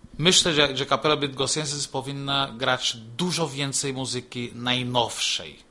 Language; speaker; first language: Polish; non-native, fluent; Portuguese